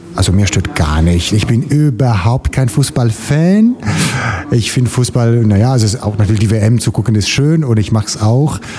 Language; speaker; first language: German; non-native, fluent; Italian